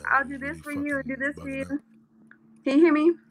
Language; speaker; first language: English; early bilingual, other home language; Arabic